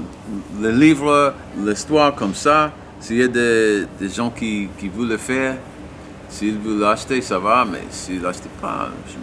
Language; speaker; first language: French; non-native, learner; English